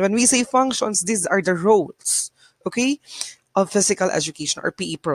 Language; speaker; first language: English; non-native, local second language; Bikol